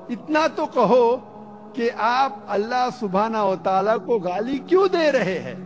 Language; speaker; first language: Urdu; non-native, local second language; Konkani